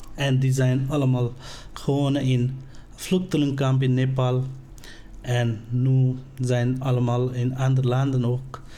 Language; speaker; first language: Dutch; non-native, learner; Nepali